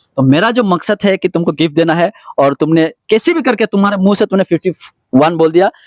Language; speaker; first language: Hindi; non-native, local second language; Bangla